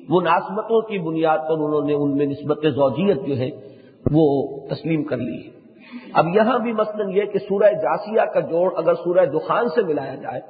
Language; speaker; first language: Urdu; native; Urdu